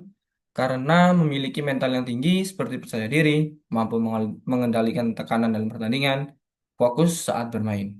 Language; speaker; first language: Indonesian; native; Indonesian